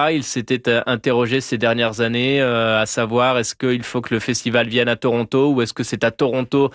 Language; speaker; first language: French; native; French